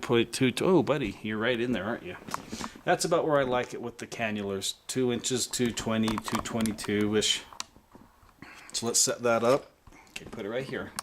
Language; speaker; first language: English; native; English